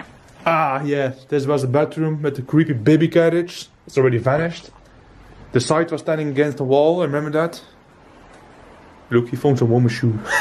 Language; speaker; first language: English; non-native, fluent; Dutch